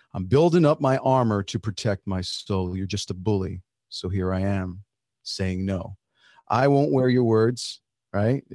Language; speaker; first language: English; early bilingual, other home language; Spanish